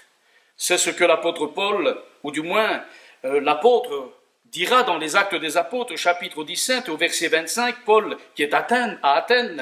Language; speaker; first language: French; native; French